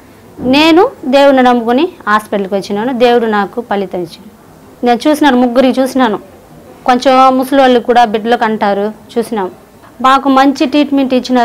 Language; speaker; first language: Telugu; native; Telugu